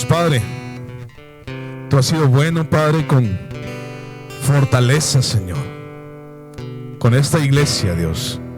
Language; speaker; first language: Spanish; native; Spanish